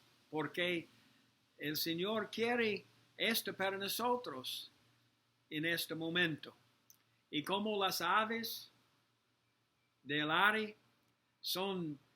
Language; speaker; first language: Spanish; non-native, learner; English